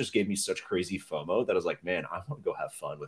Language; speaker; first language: English; non-native, fluent; French